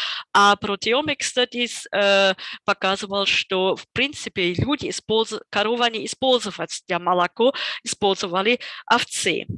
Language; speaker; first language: Russian; non-native, fluent; German